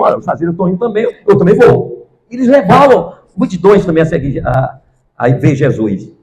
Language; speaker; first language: Portuguese; native; Portuguese